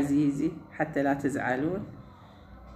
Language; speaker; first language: Arabic; native; Arabic